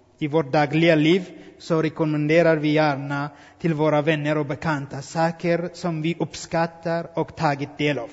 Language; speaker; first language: Swedish; non-native, fluent; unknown